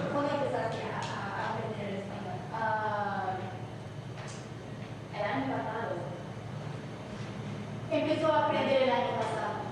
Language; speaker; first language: Spanish; non-native, learner; English